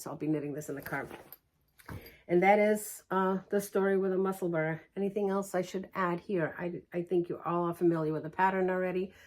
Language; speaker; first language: English; early bilingual, other home language; Portuguese